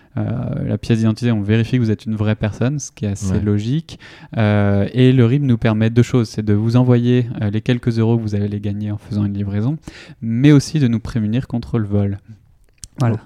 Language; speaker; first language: French; native; French